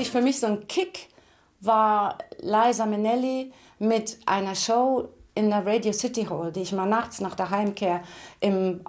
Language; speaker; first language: German; native; German